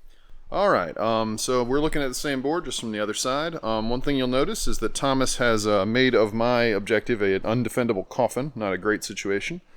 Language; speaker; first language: English; native; English